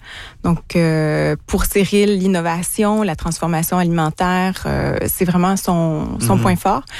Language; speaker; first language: French; native; French